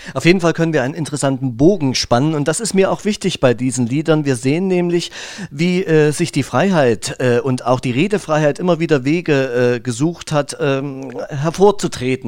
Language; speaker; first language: German; native; German